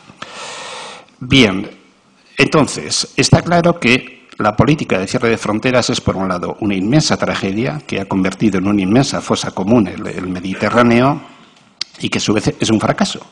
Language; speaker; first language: Spanish; native; Spanish